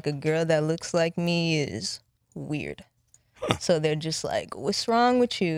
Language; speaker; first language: English; early bilingual, other home language; Japanese